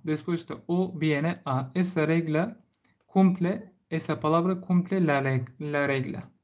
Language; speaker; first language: Spanish; non-native, learner; Turkish